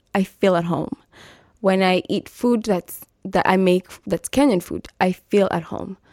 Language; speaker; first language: English; non-native, local second language; Meru